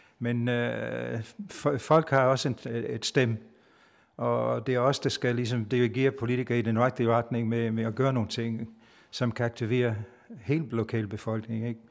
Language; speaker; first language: Danish; non-native, fluent; Italian